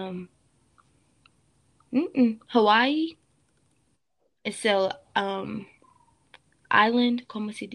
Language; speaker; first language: Spanish; non-native, learner; English